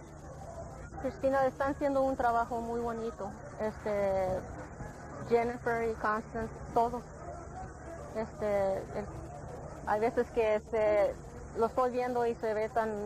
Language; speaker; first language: Spanish; early bilingual, heritage; English